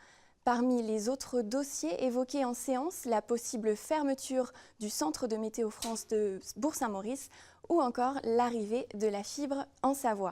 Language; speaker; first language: French; native; French